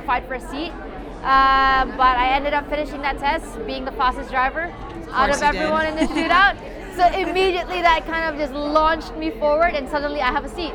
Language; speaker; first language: English; non-native, local second language; Filipino